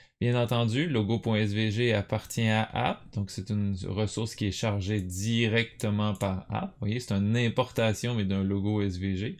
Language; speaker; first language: French; native; French